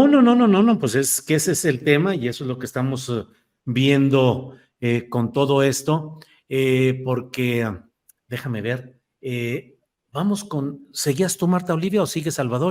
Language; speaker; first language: Spanish; native; Spanish